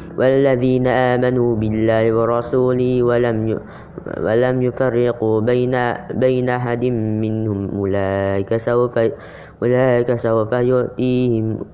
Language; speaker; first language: Arabic; non-native, learner; Indonesian